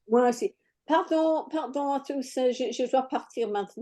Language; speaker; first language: French; non-native, learner; English